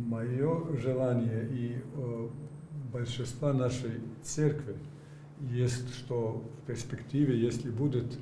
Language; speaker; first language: Russian; non-native, learner; Serbian